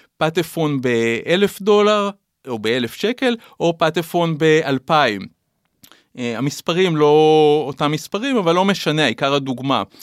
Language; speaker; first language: Hebrew; native; Hebrew